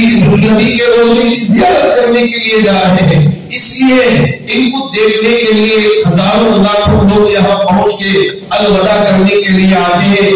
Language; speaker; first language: Urdu; native; Urdu